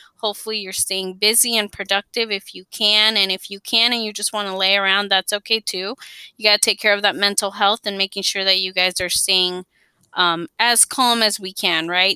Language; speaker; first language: English; early bilingual, other home language; Spanish